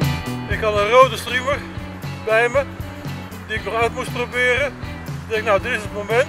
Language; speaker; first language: Dutch; native; Dutch